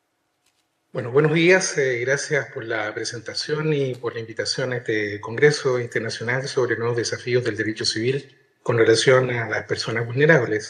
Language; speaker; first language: Spanish; native; Spanish